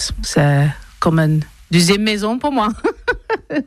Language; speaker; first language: French; non-native, learner; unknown